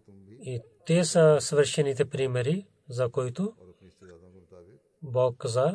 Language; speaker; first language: Bulgarian; non-native, learner; Urdu